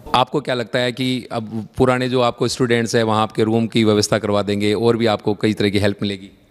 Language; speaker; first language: Hindi; native; Hindi